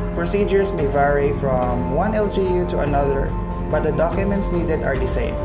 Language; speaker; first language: English; non-native, local second language; Cebuano